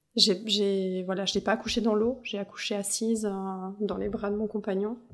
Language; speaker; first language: French; native; French